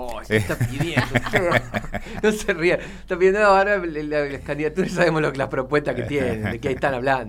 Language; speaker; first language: Spanish; native; Spanish